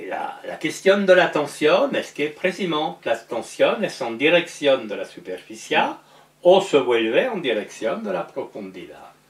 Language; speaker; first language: Spanish; non-native, learner; French